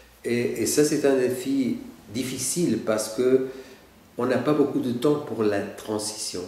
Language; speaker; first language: French; non-native, fluent; Spanish